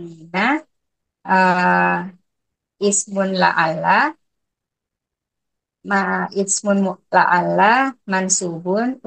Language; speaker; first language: Arabic; non-native, learner; Indonesian